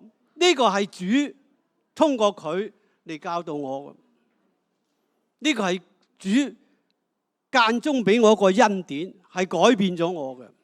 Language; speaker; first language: Cantonese; native; Cantonese